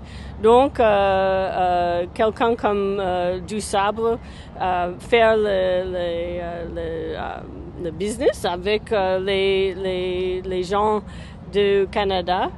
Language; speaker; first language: French; non-native, fluent; English